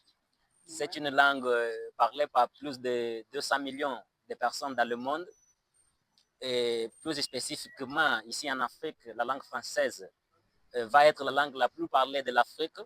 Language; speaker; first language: French; non-native, fluent; Portuguese